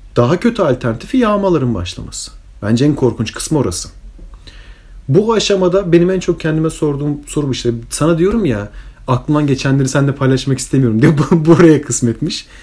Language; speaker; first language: Turkish; early bilingual, heritage; Turkish